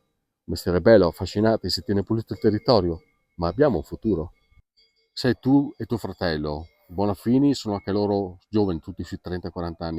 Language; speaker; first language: Italian; native; Italian